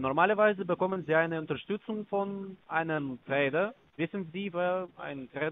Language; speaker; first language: German; non-native, learner; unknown